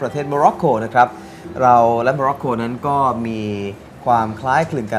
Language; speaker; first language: Thai; native; Thai